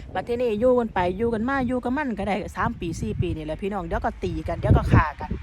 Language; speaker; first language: Thai; native; Thai